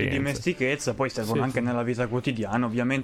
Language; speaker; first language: Italian; native; Italian